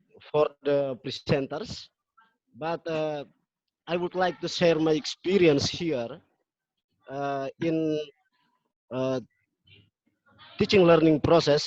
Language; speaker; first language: English; non-native, fluent; Indonesian